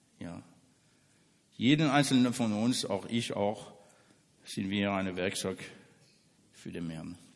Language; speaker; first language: German; non-native, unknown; French